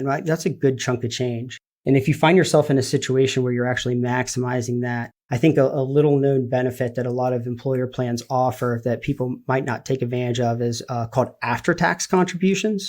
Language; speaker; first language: English; native; English